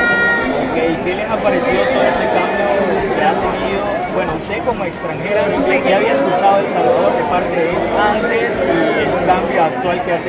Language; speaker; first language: Spanish; native; Spanish